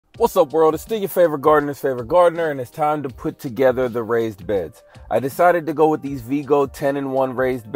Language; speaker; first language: English; native; English